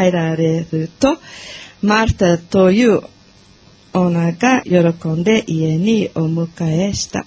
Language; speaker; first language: Japanese; non-native, learner; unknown